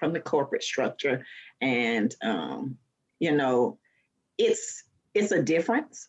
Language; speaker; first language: English; native; English